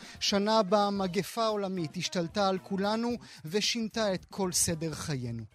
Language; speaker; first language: Hebrew; native; Hebrew